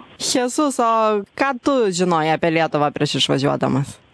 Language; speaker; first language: Lithuanian; native; Lithuanian